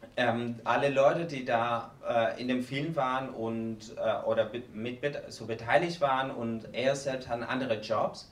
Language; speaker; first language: German; non-native, learner; Spanish